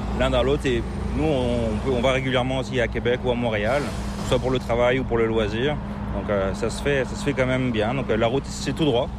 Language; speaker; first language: French; native; French